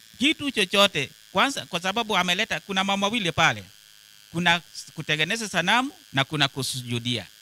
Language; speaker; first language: Swahili; non-native, local second language; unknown